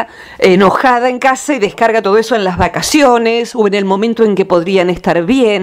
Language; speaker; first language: Spanish; native; Spanish